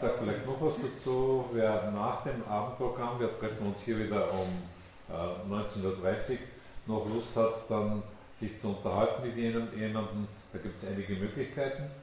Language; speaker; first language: German; native; German